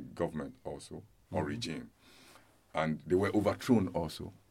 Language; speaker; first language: English; non-native, local second language; Yoruba